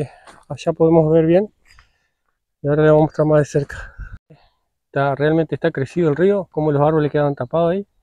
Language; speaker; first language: Spanish; native; Spanish